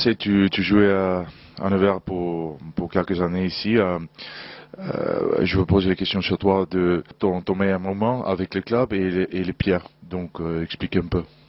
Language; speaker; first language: French; non-native, learner; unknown